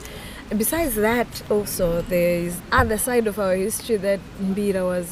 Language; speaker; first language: English; non-native, local second language; Shona